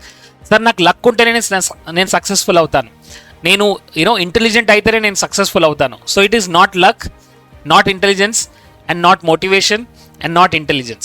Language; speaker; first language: Telugu; native; Telugu